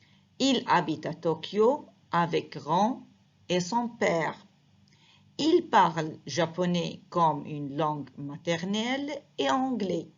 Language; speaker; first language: French; non-native, fluent; Arabic